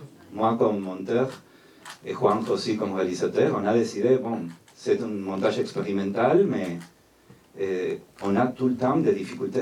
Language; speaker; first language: French; non-native, fluent; Spanish